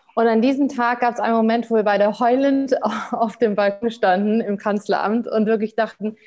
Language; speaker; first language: German; early bilingual, other home language; English